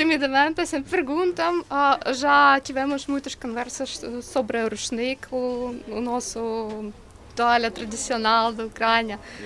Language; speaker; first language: Portuguese; non-native, learner; Ukrainian